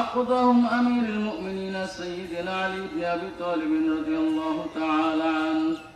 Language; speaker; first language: Arabic; non-native, fluent; Bangla